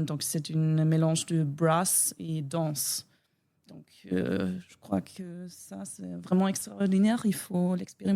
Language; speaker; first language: French; non-native, learner; German